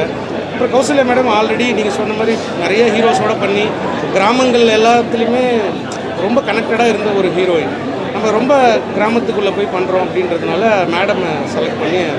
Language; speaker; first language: Tamil; native; Tamil